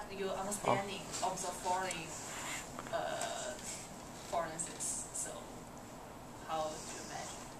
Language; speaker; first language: English; non-native, learner; Chinese